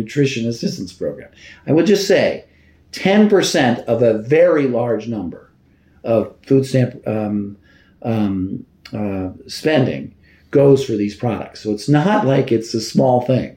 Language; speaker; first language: English; native; English